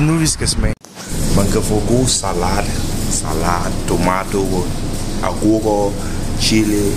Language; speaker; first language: Danish; non-native, learner; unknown